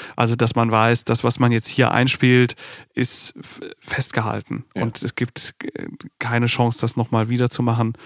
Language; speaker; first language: German; native; German